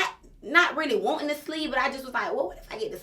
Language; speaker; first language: English; native; English